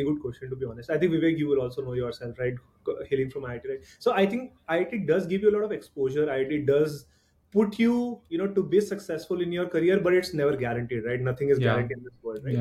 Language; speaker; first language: English; non-native, local second language; Hindi